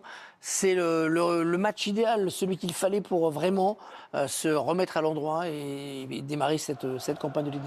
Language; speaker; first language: French; native; French